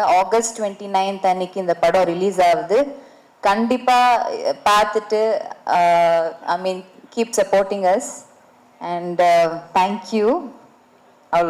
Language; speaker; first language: Tamil; early bilingual, heritage; Tamil